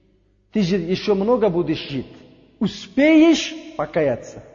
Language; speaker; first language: Russian; non-native, learner; Uzbek